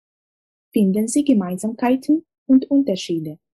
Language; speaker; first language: German; non-native, fluent; Russian